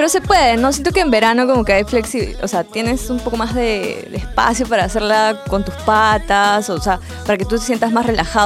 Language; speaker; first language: Spanish; native; Spanish